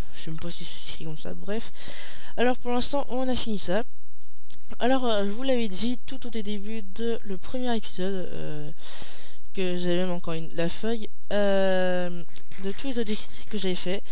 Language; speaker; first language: French; native; French